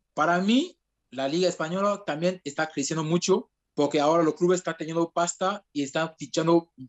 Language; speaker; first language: Spanish; non-native, fluent; French